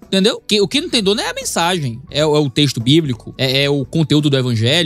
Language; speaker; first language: Portuguese; native; Portuguese